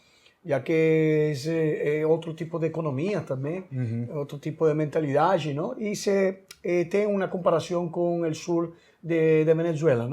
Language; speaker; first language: Portuguese; non-native, learner; Spanish